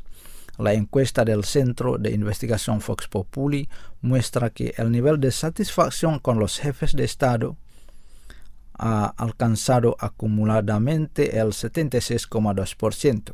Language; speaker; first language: Spanish; non-native, fluent; Indonesian